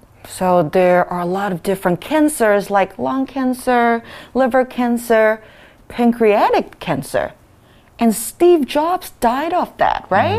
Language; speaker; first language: English; non-native, fluent; Chinese